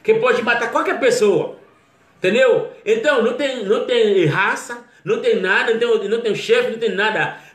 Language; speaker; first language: Portuguese; non-native, learner; Haitian Creole